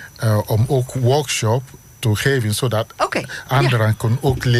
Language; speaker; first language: Dutch; non-native, learner; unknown